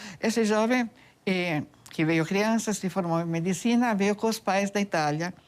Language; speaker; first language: Portuguese; non-native, fluent; Italian